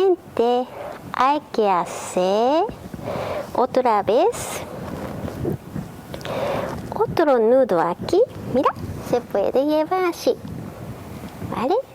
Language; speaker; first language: Spanish; non-native, learner; Japanese